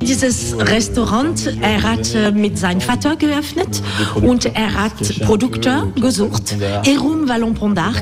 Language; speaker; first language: German; non-native, fluent; French